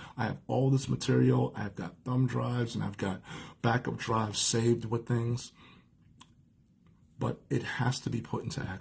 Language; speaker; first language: English; native; English